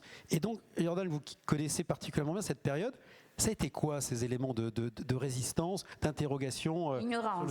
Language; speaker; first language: French; native; French